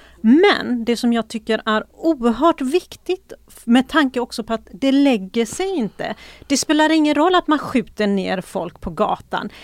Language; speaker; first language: Swedish; early bilingual, other home language; Persian